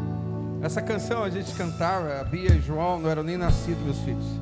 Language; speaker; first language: Portuguese; native; Portuguese